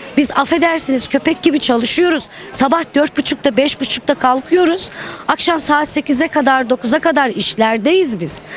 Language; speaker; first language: Turkish; native; Turkish